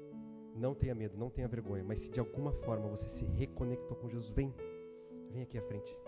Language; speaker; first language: Portuguese; native; Portuguese